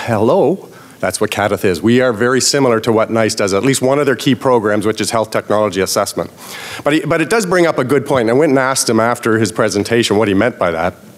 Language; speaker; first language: English; native; English